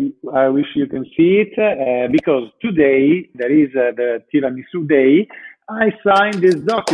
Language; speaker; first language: English; non-native, fluent; Italian